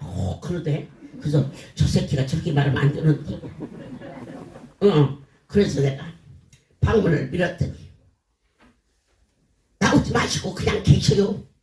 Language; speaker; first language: Korean; native; Korean